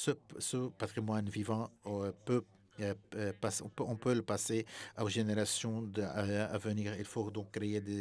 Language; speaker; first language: French; non-native, fluent; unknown